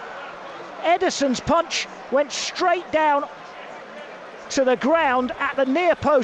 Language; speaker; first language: English; native; English